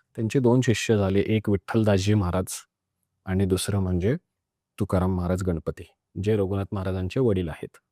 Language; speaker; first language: Marathi; non-native, local second language; Punjabi